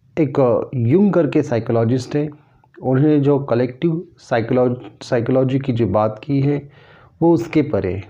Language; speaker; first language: Hindi; non-native, local second language; Marathi